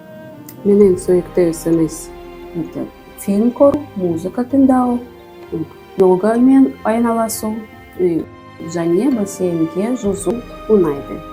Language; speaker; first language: Kazakh; non-native, local second language; Russian